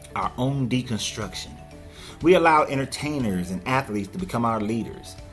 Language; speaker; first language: English; native; English